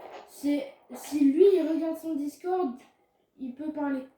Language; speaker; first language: French; native; French